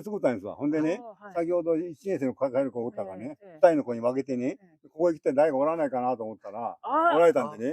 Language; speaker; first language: Japanese; native; Japanese